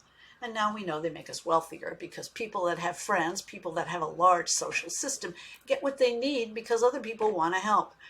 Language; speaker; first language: English; native; English